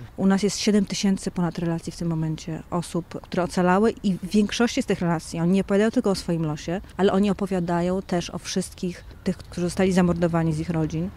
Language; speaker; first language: Polish; native; Polish